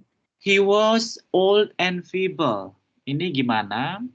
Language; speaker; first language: English; non-native, fluent; Indonesian